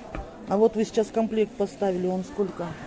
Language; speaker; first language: Russian; native; Russian